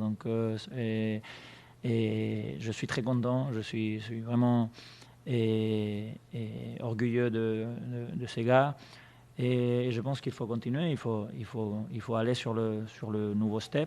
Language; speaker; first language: French; non-native, fluent; Spanish